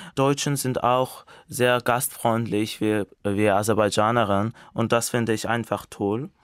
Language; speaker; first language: German; non-native, fluent; Azerbaijani